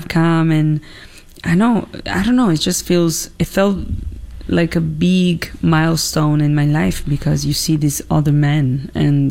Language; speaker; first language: English; non-native, fluent; Italian